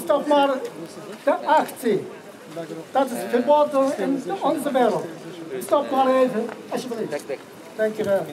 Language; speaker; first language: Dutch; non-native, learner; Mongolian